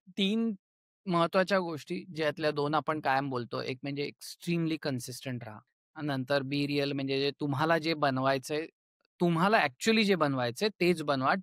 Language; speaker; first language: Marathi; native; Marathi